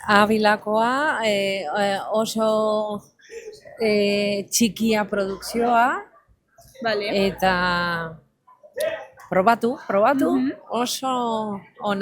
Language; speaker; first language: Basque; non-native, learner; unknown